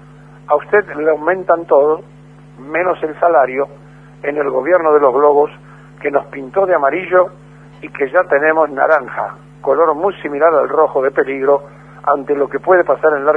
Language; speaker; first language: Spanish; native; Spanish